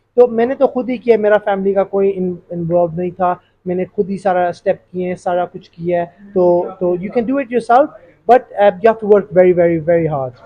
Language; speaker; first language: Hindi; early bilingual, heritage; Urdu